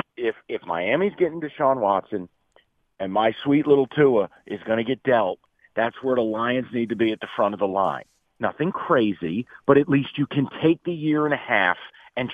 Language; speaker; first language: English; native; English